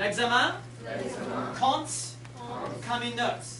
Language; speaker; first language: French; non-native, fluent; English